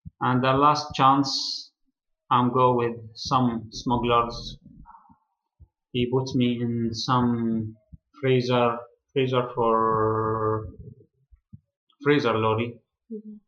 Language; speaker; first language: English; non-native, learner; Arabic